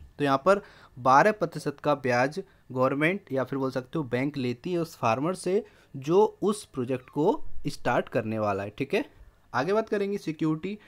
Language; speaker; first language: Hindi; native; Hindi